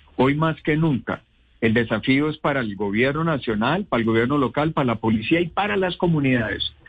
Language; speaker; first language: Spanish; native; Spanish